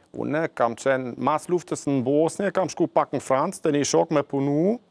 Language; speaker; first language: Albanian; non-native, learner; German